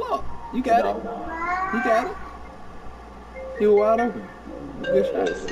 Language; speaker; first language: English; native; English